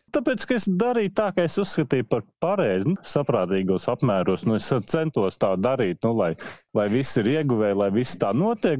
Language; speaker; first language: Latvian; native; Latvian